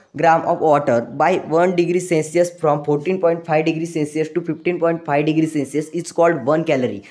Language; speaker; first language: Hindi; non-native, local second language; Marathi